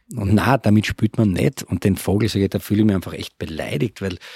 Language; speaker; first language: German; native; German